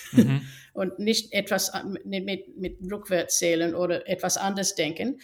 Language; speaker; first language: German; non-native, fluent; English